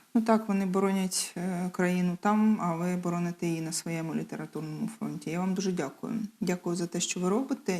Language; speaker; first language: Ukrainian; native; Ukrainian